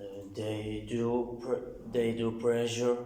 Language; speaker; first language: English; non-native, learner; Turkish